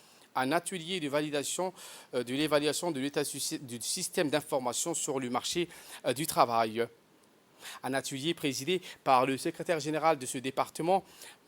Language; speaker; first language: French; native; French